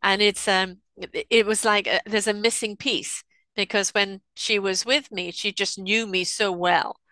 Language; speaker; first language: English; native; English